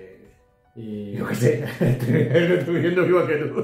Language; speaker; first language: Spanish; native; Spanish